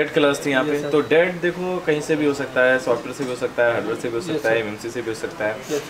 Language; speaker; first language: Hindi; native; Hindi